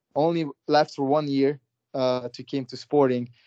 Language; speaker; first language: English; non-native, fluent; Hungarian